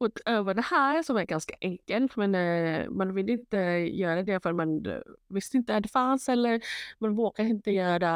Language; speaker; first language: Swedish; non-native, fluent; Thai